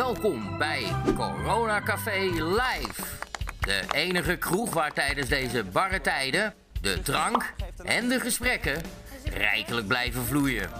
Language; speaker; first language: Dutch; native; Dutch